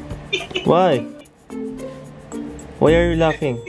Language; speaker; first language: English; non-native, local second language; Filipino